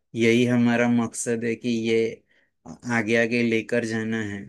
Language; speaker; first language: Hindi; non-native, local second language; Marathi